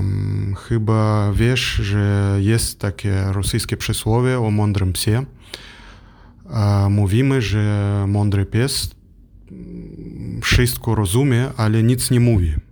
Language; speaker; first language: Polish; non-native, learner; German